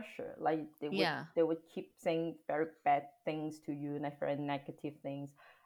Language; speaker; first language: English; non-native, local second language; Cantonese